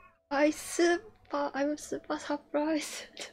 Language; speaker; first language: English; non-native, learner; Japanese